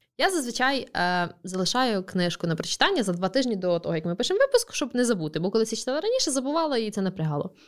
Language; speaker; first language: Ukrainian; native; Ukrainian